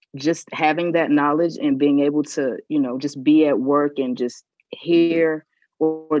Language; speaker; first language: English; native; English